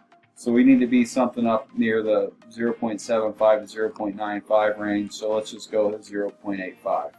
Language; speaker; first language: English; native; English